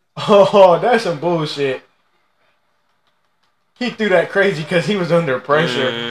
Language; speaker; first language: English; native; English